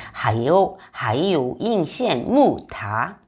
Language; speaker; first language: Chinese; non-native, learner; Korean